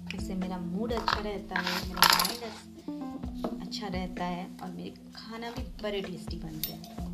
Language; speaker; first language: Hindi; non-native, local second language; Assamese